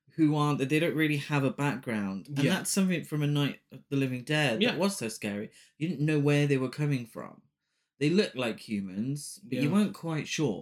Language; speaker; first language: English; native; English